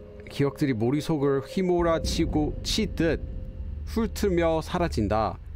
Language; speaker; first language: Korean; non-native, fluent; English